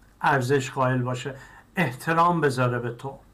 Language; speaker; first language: Persian; native; Persian